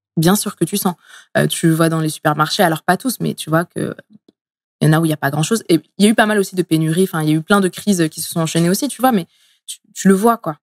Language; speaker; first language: French; early bilingual, other home language; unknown